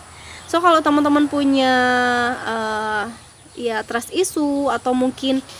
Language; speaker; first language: Indonesian; native; Indonesian